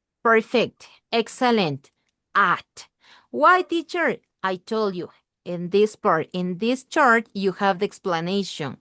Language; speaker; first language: English; non-native, learner; Spanish